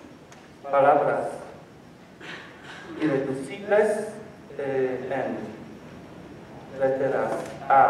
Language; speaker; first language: Spanish; non-native, learner; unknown